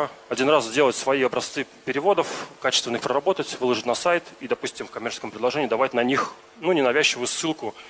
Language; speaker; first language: Russian; native; Russian